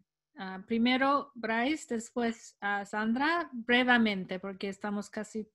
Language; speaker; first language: Spanish; non-native, fluent; English